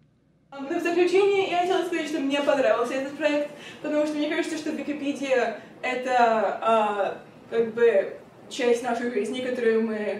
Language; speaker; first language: Russian; non-native, fluent; English